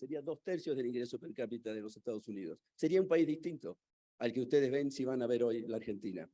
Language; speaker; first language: Spanish; native; Spanish